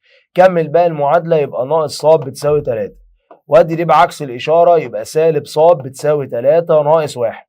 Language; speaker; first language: Arabic; native; Arabic